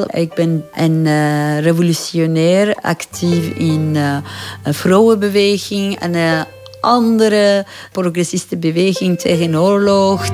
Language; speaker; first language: Dutch; non-native, fluent; Persian